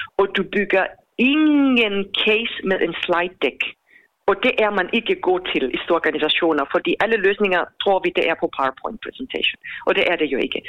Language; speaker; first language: Danish; non-native, fluent; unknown